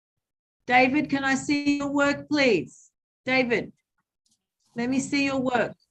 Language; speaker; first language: English; native; English